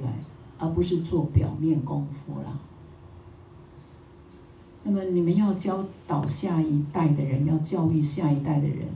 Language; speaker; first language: Chinese; native; Chinese